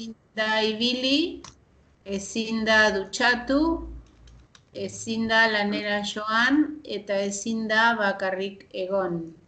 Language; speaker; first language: Basque; non-native, learner; Spanish